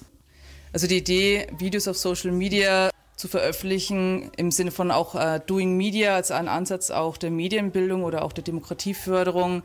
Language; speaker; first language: German; native; German